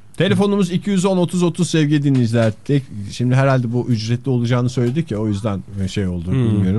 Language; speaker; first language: Turkish; native; Turkish